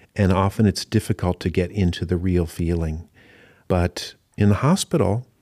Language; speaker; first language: English; native; English